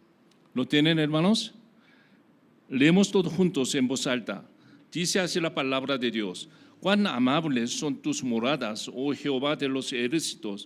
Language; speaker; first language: Spanish; non-native, learner; Korean